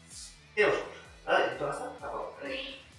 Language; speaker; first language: French; native; French